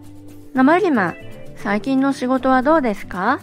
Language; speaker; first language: Japanese; non-native, fluent; Indonesian